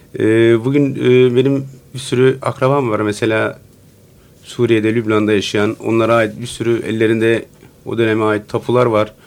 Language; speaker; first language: Turkish; non-native, local second language; Turoyo